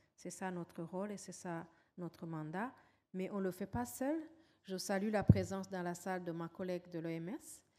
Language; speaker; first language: French; non-native, local second language; Rundi